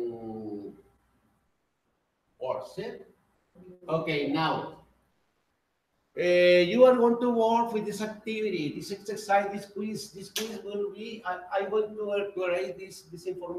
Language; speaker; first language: English; non-native, learner; Spanish